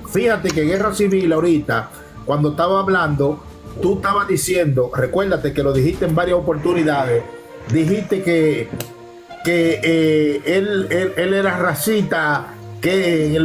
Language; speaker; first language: Spanish; native; Spanish